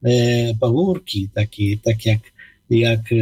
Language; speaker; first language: Ukrainian; non-native, fluent; Polish